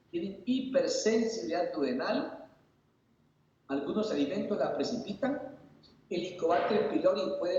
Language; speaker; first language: Spanish; native; Spanish